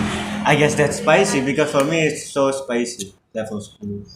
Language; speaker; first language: English; non-native, learner; Indonesian